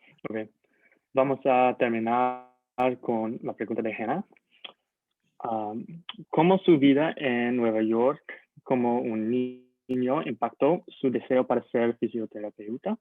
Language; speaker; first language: Spanish; non-native, learner; English